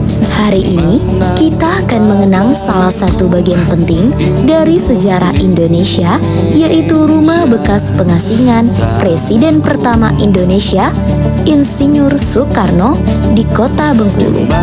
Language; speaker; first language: Indonesian; native; Indonesian